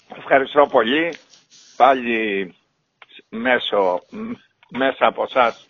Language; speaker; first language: Greek; native; Greek